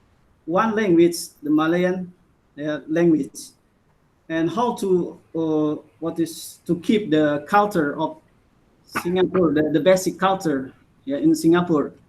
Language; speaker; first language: English; non-native, learner; Indonesian